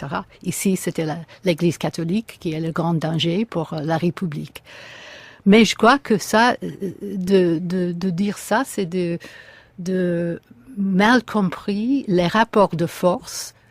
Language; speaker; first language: French; non-native, fluent; English